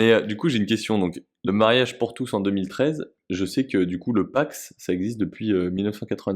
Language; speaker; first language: French; native; French